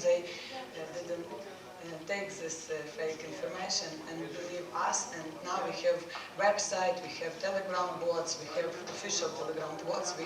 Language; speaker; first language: English; non-native, learner; Ukrainian